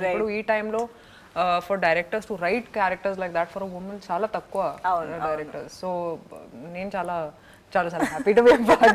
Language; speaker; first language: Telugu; non-native, local second language; Hindi